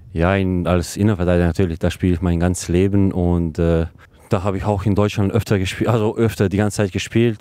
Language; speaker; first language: German; non-native, fluent; Croatian